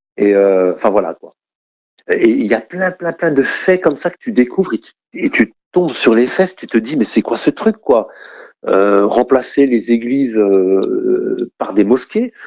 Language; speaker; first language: French; native; French